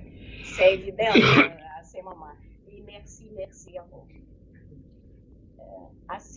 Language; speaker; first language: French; non-native, learner; Portuguese